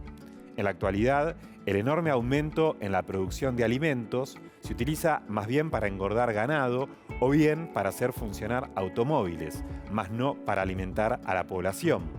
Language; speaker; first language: Spanish; native; Spanish